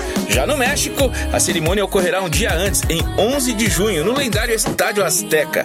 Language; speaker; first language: Portuguese; native; Portuguese